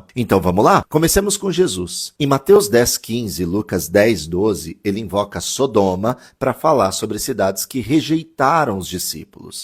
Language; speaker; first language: Portuguese; native; Portuguese